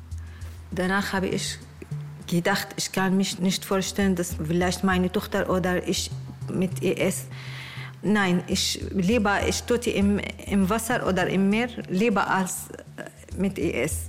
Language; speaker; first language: German; non-native, learner; Arabic